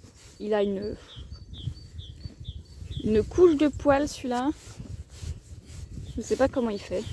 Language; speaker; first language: French; native; French